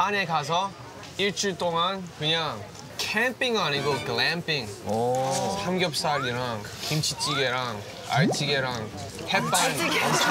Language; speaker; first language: Korean; early bilingual, heritage; English